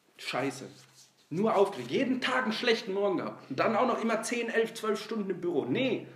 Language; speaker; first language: German; native; German